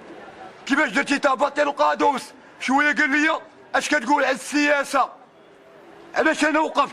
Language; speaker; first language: Arabic; native; Arabic